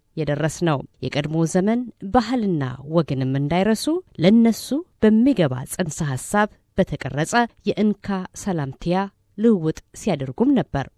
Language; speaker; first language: Amharic; native; Amharic